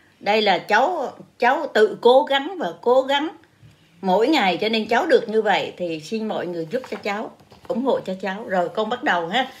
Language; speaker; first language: Vietnamese; native; Vietnamese